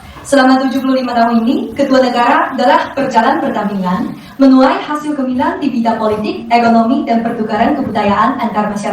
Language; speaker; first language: Indonesian; non-native, fluent; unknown